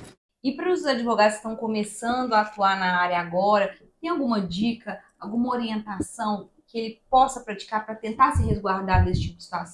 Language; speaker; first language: Portuguese; native; Portuguese